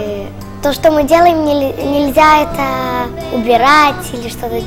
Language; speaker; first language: Russian; early bilingual, heritage; Russian